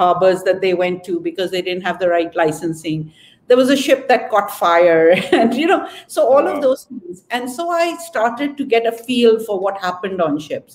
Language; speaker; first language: English; non-native, local second language; Urdu